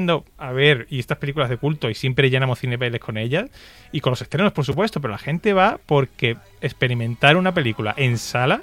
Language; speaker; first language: Spanish; native; Spanish